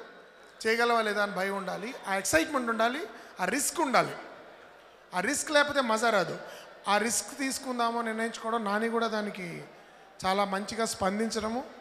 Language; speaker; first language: Telugu; native; Telugu